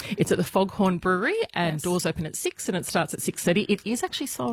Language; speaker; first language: English; native; English